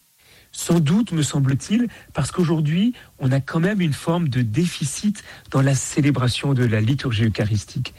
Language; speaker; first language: French; native; French